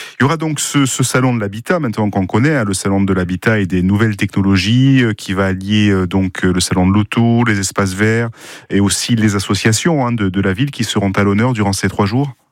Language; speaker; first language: French; native; French